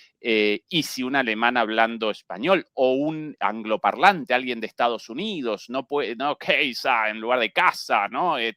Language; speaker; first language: Spanish; native; Spanish